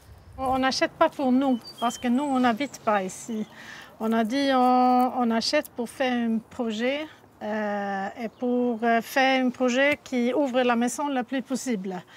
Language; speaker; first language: French; non-native, learner; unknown